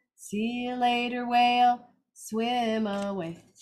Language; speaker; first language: English; native; English